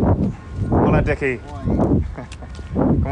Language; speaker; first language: Spanish; non-native, learner; English